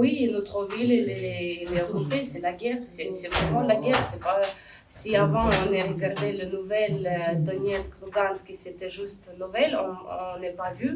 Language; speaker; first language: French; non-native, learner; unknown